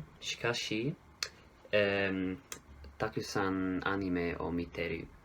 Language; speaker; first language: Japanese; non-native, learner; English